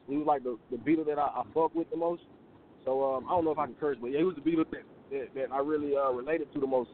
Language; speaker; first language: English; native; English